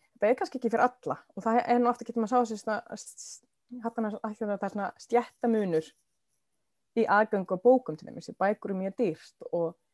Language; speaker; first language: Icelandic; non-native, fluent; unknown